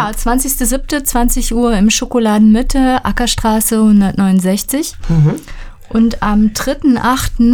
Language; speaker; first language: German; native; German